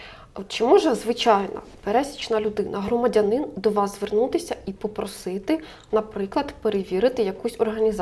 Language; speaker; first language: Ukrainian; native; Ukrainian